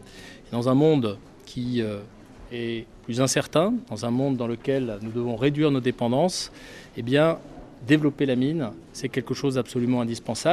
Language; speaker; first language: French; native; French